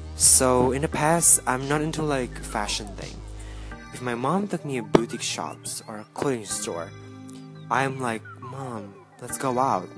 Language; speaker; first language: English; non-native, learner; Indonesian